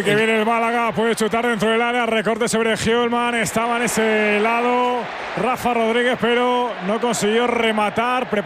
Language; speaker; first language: Spanish; native; Spanish